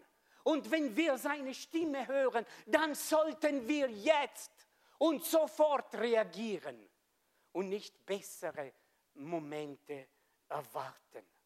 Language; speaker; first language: German; non-native, fluent; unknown